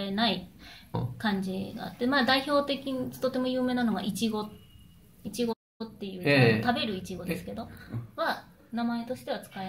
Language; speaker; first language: Japanese; native; Japanese